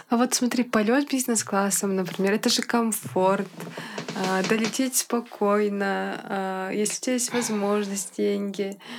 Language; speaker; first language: Russian; non-native, local second language; Yakut